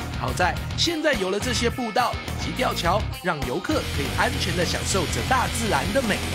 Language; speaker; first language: Chinese; native; Chinese